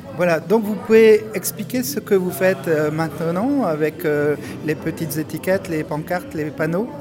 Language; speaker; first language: French; native; French